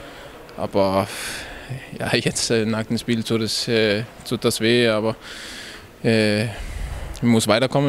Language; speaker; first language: German; non-native, learner; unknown